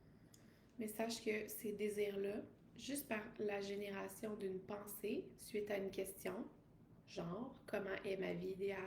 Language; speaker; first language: French; native; French